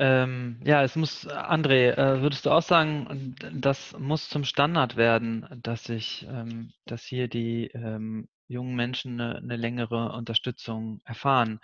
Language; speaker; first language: German; native; German